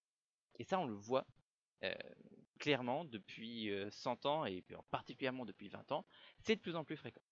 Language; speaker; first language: French; native; French